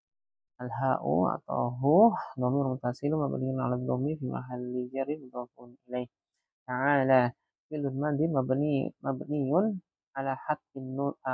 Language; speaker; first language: Arabic; non-native, fluent; Indonesian